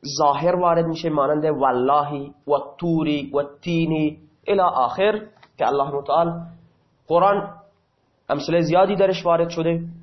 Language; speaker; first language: Persian; non-native, local second language; Baluchi